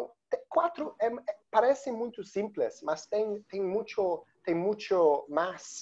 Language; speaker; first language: Spanish; non-native, learner; Portuguese